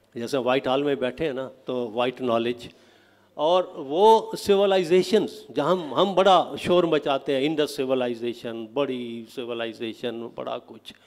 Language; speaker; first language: Urdu; non-native, local second language; Saraiki